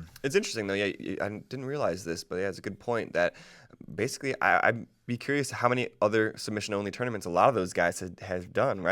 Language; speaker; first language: English; native; English